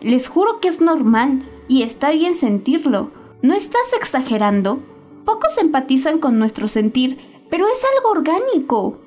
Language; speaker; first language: Spanish; native; Spanish